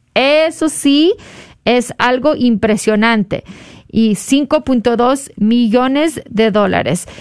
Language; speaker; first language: Spanish; early bilingual, heritage; Spanish